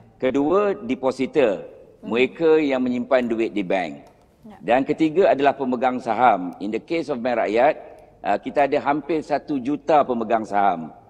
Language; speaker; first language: Malay; native; Malay